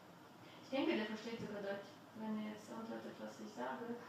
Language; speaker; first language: German; non-native, learner; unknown